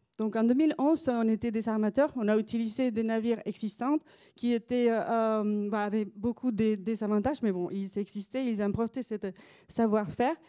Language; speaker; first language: French; non-native, fluent; Spanish